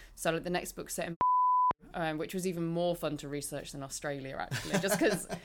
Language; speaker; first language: English; native; English